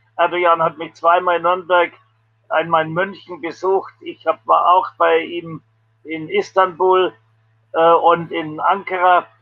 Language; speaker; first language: German; native; German